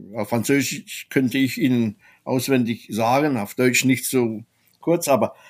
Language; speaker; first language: German; non-native, fluent; French